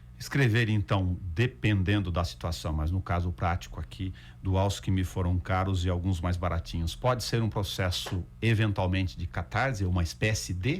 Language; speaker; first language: Portuguese; native; Portuguese